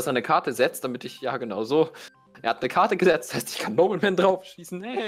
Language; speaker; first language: German; native; German